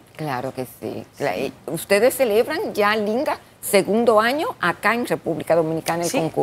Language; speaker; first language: Spanish; native; Spanish